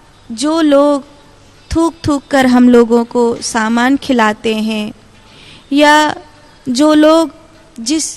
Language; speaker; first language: Hindi; native; Hindi